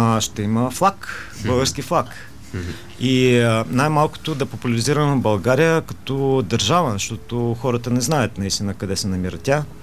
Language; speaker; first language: Bulgarian; early bilingual, heritage; Bulgarian